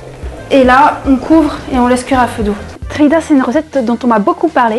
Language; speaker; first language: French; native; French